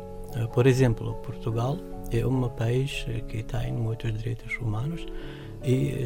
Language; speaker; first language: Portuguese; non-native, learner; Arabic